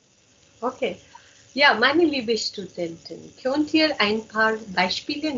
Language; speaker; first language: German; non-native, fluent; Hindi